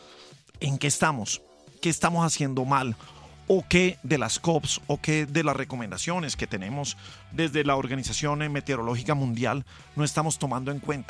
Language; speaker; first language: Spanish; native; Spanish